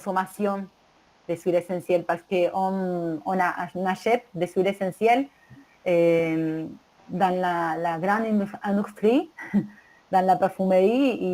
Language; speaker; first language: French; non-native, learner; Spanish